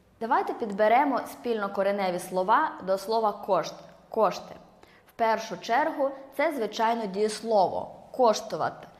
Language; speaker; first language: Ukrainian; native; Ukrainian